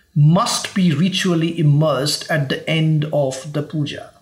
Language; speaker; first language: English; non-native, local second language; Bangla